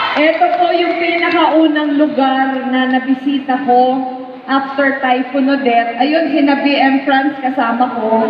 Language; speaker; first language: Filipino; non-native, local second language; Bikol